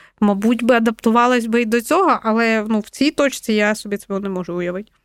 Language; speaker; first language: Ukrainian; non-native, local second language; Russian